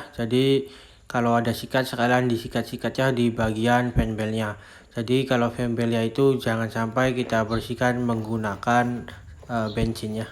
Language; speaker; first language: Indonesian; native; Indonesian